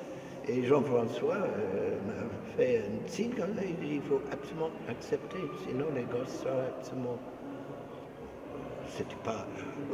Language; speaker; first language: French; non-native, fluent; English